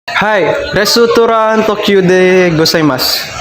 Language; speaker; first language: Japanese; non-native, learner; Filipino